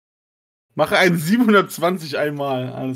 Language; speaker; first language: German; native; German